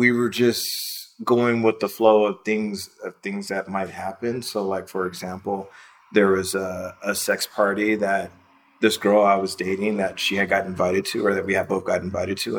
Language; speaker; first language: English; native; English